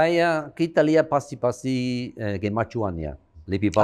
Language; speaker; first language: Indonesian; non-native, fluent; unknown